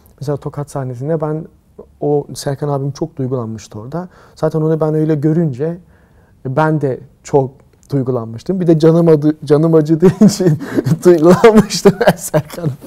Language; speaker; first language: Turkish; early bilingual, heritage; Turkish